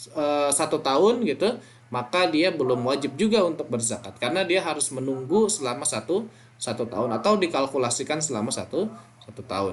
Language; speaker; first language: Indonesian; native; Indonesian